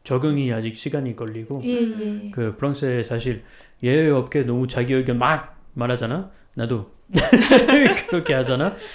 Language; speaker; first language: Korean; non-native, fluent; French